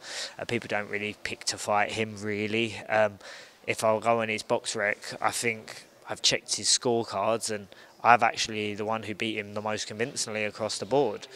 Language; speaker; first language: English; native; English